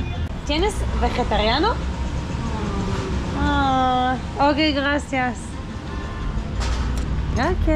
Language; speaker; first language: Spanish; non-native, learner; Hebrew